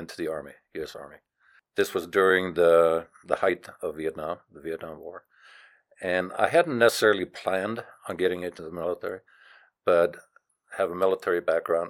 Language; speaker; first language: English; non-native, fluent; German